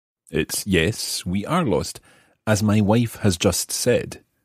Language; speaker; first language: English; native; English